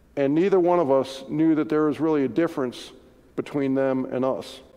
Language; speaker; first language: English; native; English